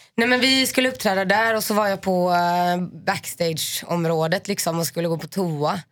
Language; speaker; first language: Swedish; native; Swedish